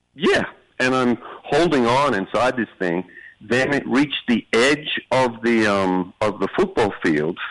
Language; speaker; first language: English; native; English